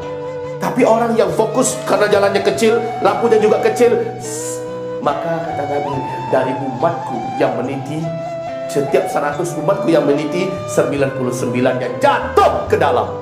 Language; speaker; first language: Indonesian; native; Indonesian